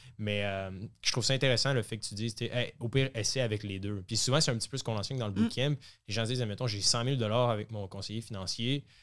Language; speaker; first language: French; native; French